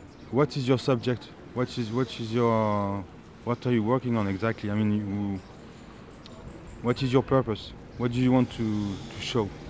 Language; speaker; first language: English; non-native, learner; French